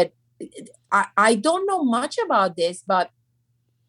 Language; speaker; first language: English; non-native, fluent; Turkish